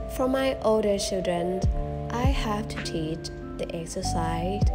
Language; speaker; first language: English; non-native, learner; Thai